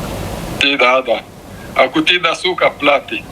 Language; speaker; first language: Indonesian; non-native, learner; Romanian